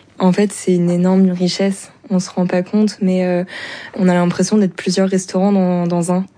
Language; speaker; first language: French; native; French